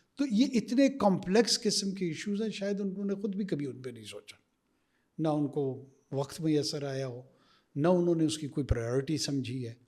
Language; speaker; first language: Urdu; non-native, local second language; Pashto